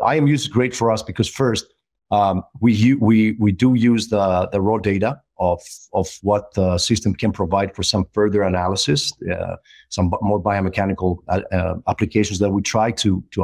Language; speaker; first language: English; non-native, fluent; Greek